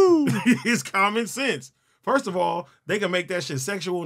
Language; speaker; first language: English; native; English